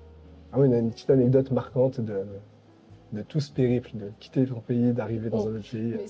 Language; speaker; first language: French; native; French